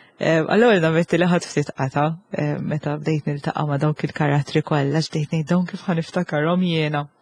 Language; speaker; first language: Maltese; native; Maltese